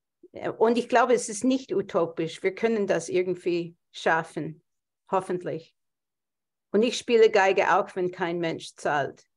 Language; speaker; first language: German; non-native, fluent; English